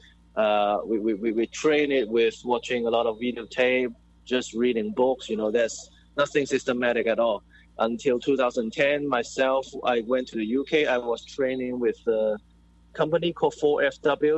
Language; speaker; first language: English; non-native, local second language; Cantonese